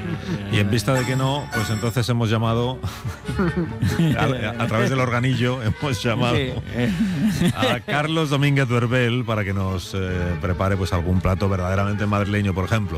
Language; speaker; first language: Spanish; native; Spanish